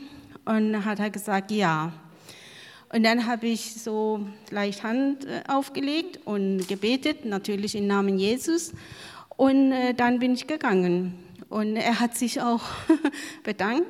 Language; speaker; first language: German; non-native, fluent; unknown